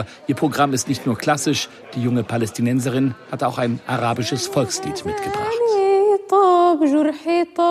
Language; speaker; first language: German; native; German